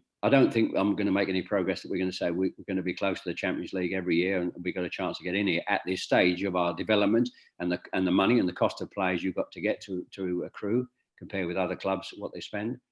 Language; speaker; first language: English; native; English